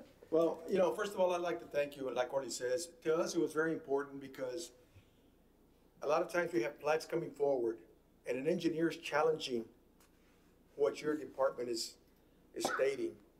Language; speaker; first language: English; early bilingual, other home language; Spanish